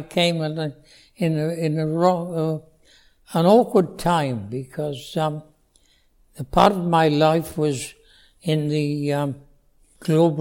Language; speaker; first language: English; native; English